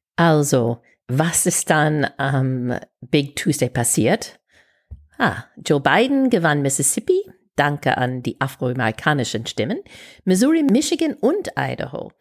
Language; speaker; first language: German; non-native, fluent; English